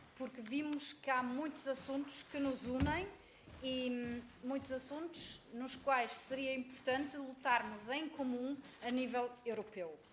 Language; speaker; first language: Portuguese; native; Portuguese